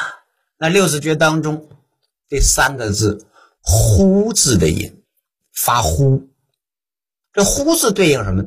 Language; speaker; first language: Chinese; native; Chinese